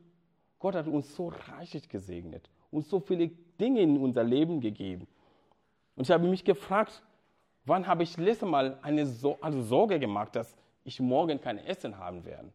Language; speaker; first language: German; non-native, fluent; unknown